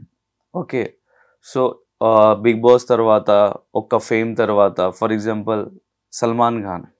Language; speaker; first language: Telugu; non-native, learner; Hindi